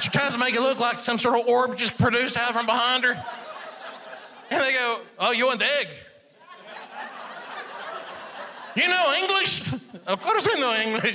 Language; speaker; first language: English; non-native, fluent; Persian